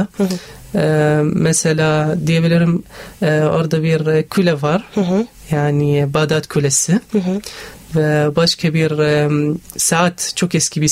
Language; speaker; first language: Turkish; non-native, learner; Arabic